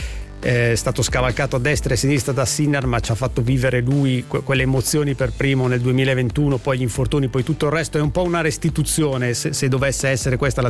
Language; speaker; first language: Italian; native; Italian